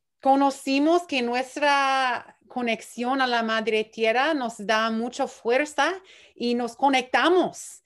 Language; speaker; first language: Spanish; early bilingual, heritage; Spanish